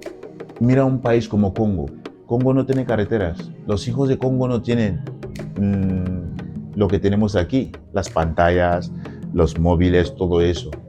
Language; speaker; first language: Spanish; non-native, fluent; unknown